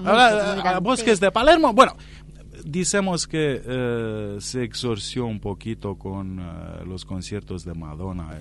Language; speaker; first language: Spanish; non-native, fluent; Romanian